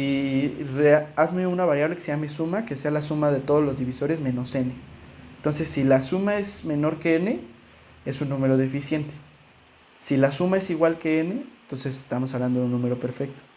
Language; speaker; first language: Spanish; native; Spanish